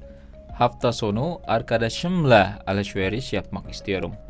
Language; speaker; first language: Turkish; non-native, fluent; Indonesian